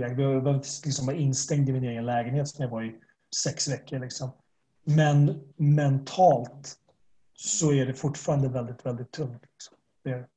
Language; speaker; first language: Swedish; native; Swedish